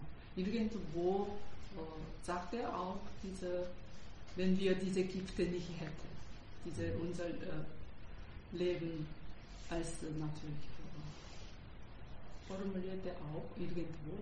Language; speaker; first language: German; non-native, learner; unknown